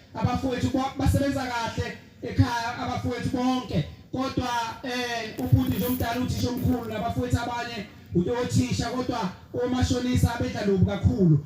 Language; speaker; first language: Zulu; native; Zulu